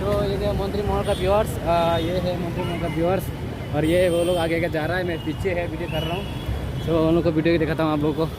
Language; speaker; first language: Hindi; non-native, local second language; Kok Borok